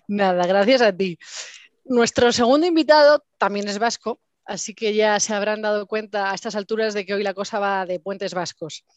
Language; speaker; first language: Spanish; native; Spanish